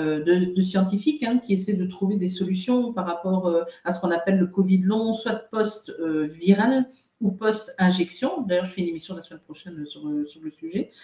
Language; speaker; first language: French; native; French